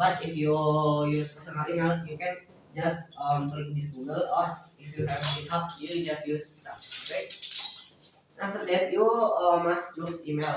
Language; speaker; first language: English; non-native, learner; Indonesian